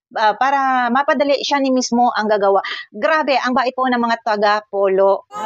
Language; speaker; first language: Filipino; non-native, local second language; Cebuano